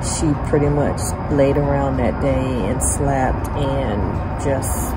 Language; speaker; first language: English; native; English